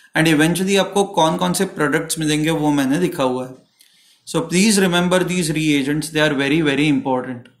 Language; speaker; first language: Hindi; non-native, local second language; Marathi